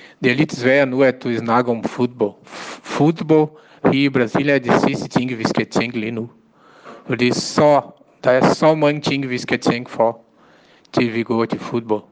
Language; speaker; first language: Danish; non-native, learner; Portuguese